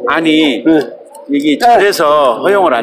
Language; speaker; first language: Korean; native; Korean